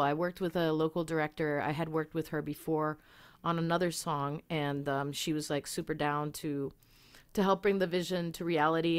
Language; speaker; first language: English; early bilingual, other home language; Spanish